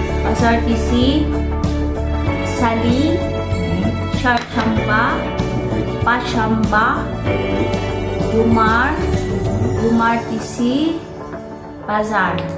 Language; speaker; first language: Turkish; non-native, learner; Filipino